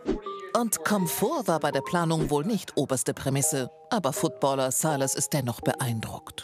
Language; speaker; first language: German; native; German